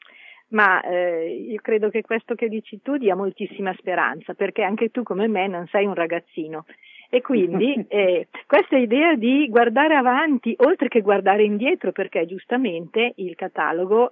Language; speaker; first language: Italian; native; Italian